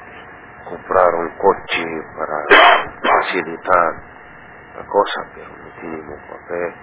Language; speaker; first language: Spanish; non-native, learner; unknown